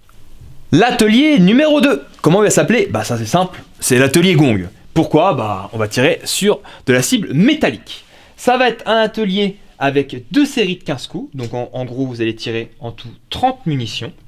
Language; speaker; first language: French; native; French